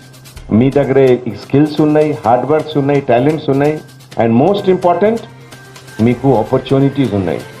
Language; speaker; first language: Telugu; non-native, fluent; Hindi